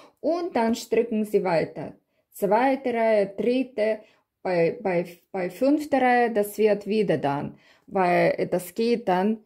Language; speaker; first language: German; non-native, learner; Russian